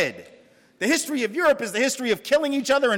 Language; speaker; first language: English; native; English